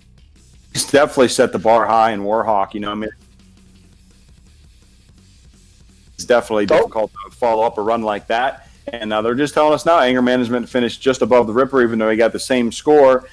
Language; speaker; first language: English; native; English